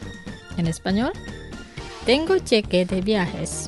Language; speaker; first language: Spanish; non-native, fluent; Indonesian